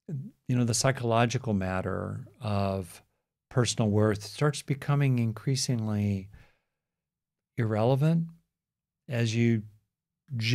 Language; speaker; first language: English; native; English